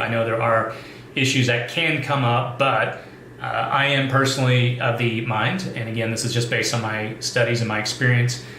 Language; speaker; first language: English; native; English